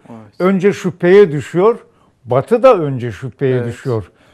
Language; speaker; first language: Turkish; native; Turkish